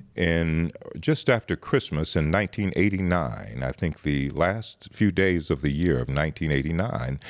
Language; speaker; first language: English; native; English